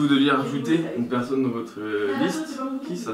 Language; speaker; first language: French; native; French